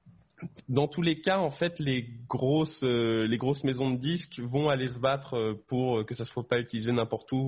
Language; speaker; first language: French; native; French